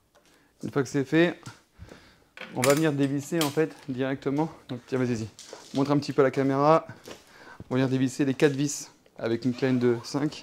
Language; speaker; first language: French; native; French